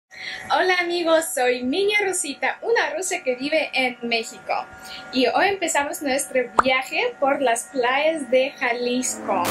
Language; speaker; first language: Spanish; non-native, fluent; Russian